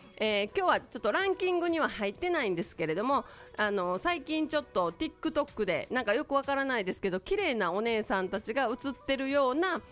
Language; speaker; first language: Japanese; native; Japanese